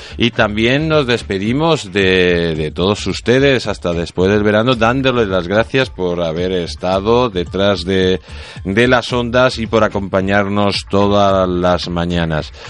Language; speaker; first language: Spanish; native; Spanish